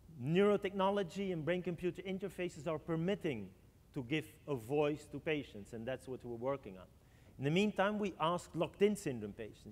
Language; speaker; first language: English; non-native, fluent; French